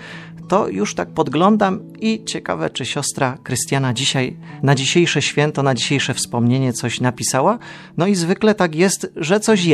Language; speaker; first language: Polish; native; Polish